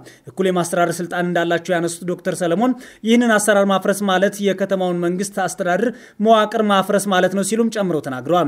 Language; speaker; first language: Amharic; native; Amharic